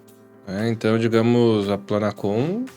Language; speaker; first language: Portuguese; native; Portuguese